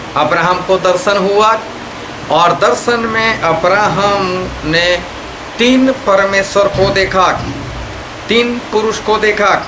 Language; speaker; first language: Hindi; non-native, local second language; Gujarati